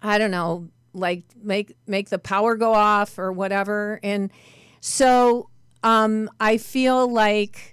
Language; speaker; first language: English; native; English